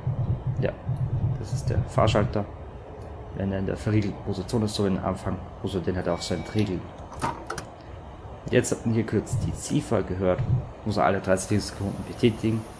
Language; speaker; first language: German; native; German